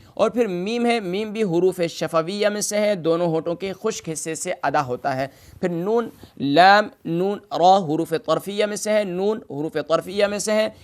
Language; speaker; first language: Urdu; native; Urdu